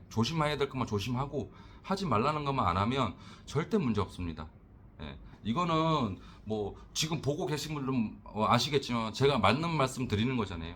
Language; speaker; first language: Korean; native; Korean